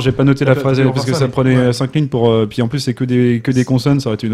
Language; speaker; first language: French; native; French